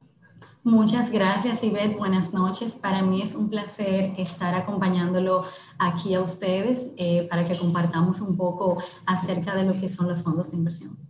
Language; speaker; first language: Spanish; native; Spanish